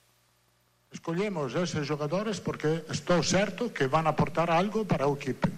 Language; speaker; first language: Portuguese; non-native, learner; Italian